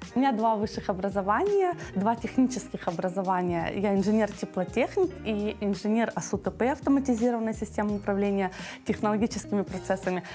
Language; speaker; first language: Russian; native; Russian